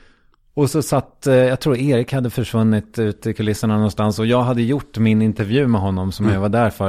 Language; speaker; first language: Swedish; native; Swedish